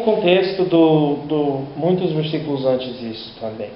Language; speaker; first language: Portuguese; non-native, learner; English